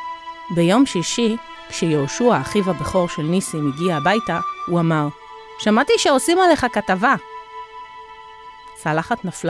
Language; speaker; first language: Hebrew; native; Hebrew